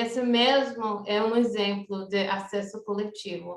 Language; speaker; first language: Portuguese; non-native, fluent; English